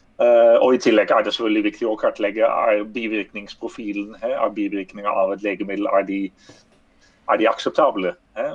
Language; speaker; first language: Norwegian; non-native, fluent; Dutch